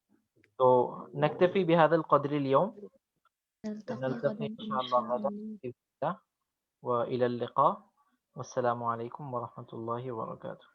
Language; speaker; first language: Arabic; non-native, fluent; Urdu